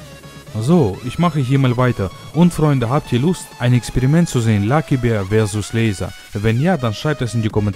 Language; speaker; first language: German; native; German